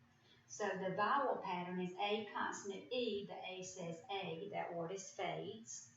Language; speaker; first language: English; native; English